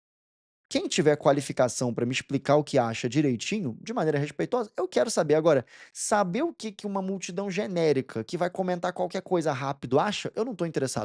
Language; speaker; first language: Portuguese; native; Portuguese